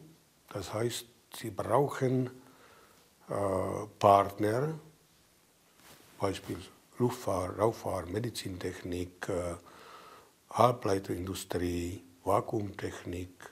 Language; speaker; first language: German; non-native, fluent; Czech